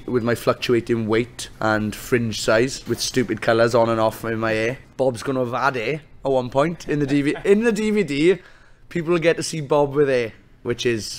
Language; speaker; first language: English; native; English